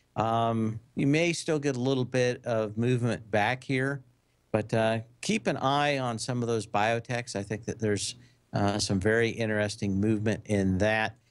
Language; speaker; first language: English; native; English